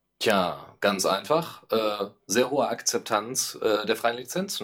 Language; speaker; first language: German; native; German